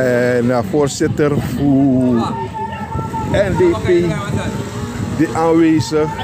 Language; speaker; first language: Dutch; non-native, local second language; Sranan Tongo